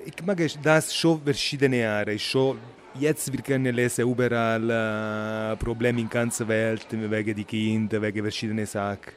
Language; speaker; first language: German; non-native, learner; Italian